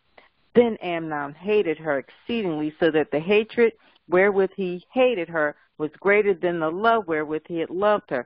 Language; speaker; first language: English; native; English